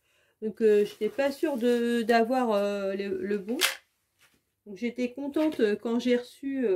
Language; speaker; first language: French; native; French